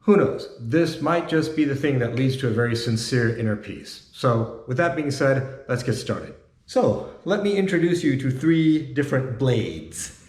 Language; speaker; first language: English; native; English